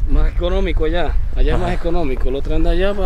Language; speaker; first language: Spanish; native; Spanish